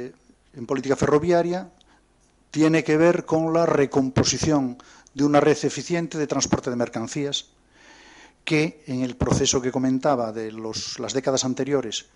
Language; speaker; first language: Spanish; native; Spanish